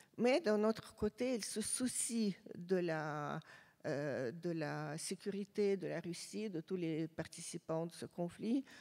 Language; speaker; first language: French; non-native, fluent; Russian